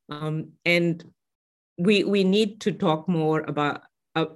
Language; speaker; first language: English; non-native, local second language; Urdu